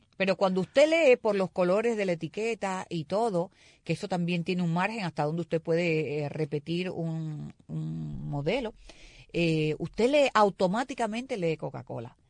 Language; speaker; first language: Spanish; native; Spanish